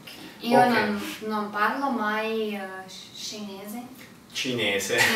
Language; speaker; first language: Italian; non-native, learner; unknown